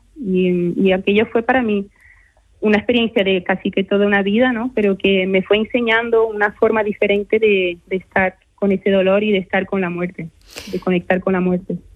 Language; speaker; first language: Spanish; early bilingual, other home language; Portuguese